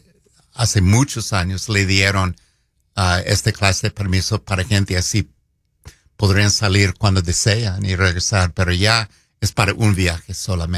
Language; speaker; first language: Spanish; non-native, fluent; English